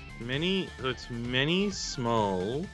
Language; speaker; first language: English; non-native, fluent; Japanese